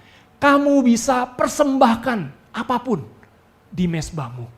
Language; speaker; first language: Indonesian; native; Indonesian